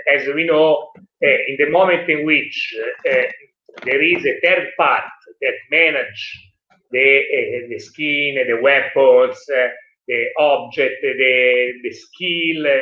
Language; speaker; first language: English; non-native, learner; Italian